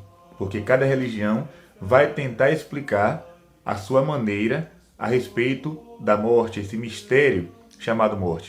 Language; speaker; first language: Portuguese; native; Portuguese